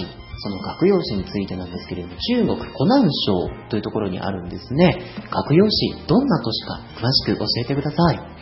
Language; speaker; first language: Japanese; native; Japanese